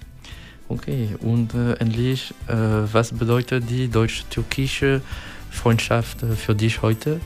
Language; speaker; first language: German; non-native, learner; English